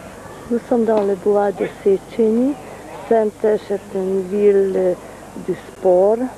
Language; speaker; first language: French; non-native, fluent; Hungarian